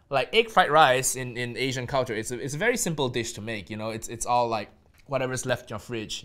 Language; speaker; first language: English; non-native, local second language; Chinese